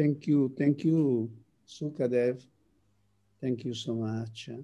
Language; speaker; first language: English; non-native, learner; Italian